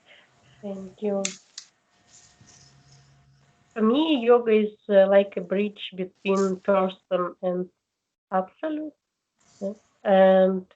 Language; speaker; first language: English; non-native, learner; Russian